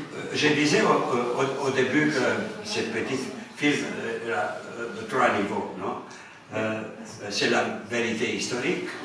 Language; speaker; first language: French; non-native, fluent; Romanian